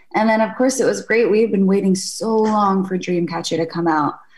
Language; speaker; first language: English; native; English